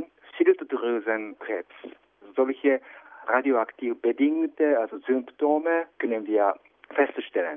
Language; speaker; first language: German; non-native, fluent; Japanese